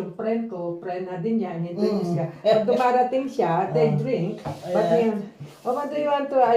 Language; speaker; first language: Filipino; native; Filipino